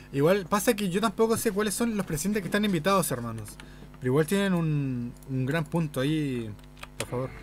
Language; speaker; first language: Spanish; native; Spanish